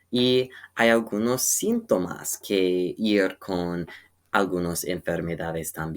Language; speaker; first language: Spanish; non-native, learner; English